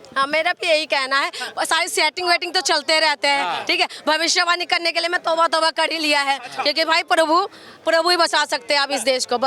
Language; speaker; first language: Hindi; non-native, local second language; Manipuri